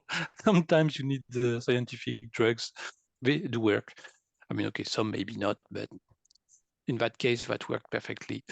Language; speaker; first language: English; non-native, fluent; French